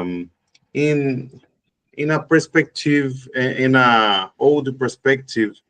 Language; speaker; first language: English; non-native, learner; Portuguese